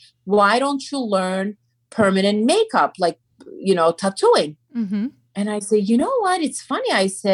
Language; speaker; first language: English; non-native, fluent; Turkish